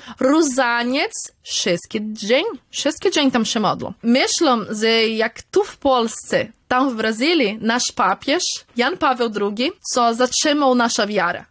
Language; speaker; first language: Polish; early bilingual, heritage; Polish